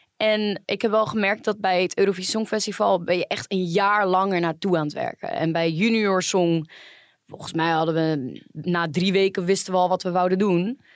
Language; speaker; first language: Dutch; early bilingual, other home language; Greek